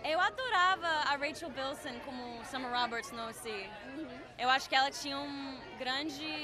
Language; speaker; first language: Portuguese; early bilingual, heritage; English